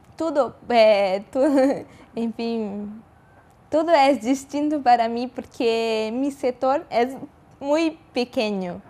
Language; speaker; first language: Spanish; non-native, learner; Portuguese